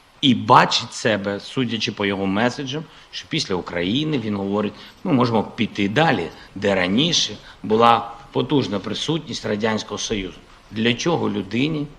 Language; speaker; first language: Ukrainian; non-native, local second language; Russian